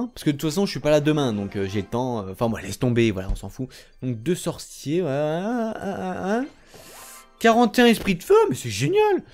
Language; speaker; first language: French; native; French